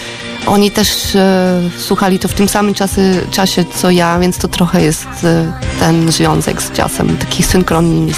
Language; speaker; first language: Polish; non-native, fluent; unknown